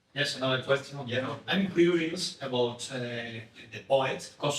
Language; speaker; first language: English; non-native, fluent; Spanish